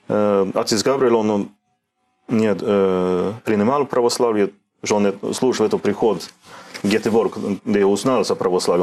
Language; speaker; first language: Russian; non-native, learner; Swedish